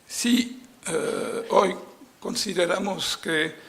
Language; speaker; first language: Spanish; non-native, fluent; French